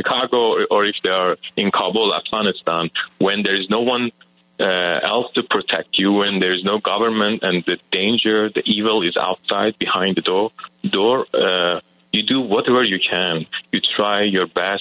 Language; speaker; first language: English; non-native, fluent; Persian